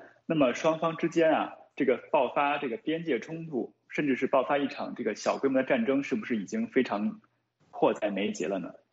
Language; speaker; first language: Chinese; native; Chinese